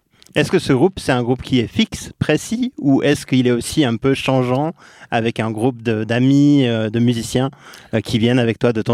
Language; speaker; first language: French; native; French